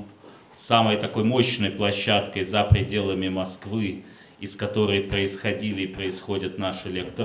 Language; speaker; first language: Russian; native; Russian